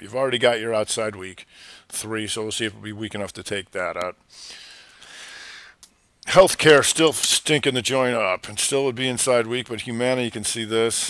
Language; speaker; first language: English; native; English